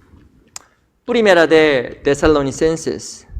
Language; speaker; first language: Spanish; non-native, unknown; Korean